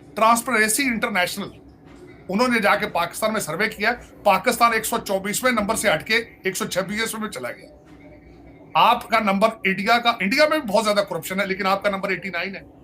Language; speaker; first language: Urdu; non-native, local second language; Punjabi